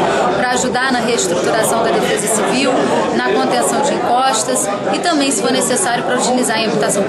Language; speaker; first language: Portuguese; native; Portuguese